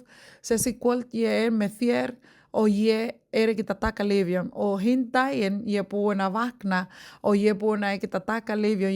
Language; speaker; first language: Icelandic; non-native, learner; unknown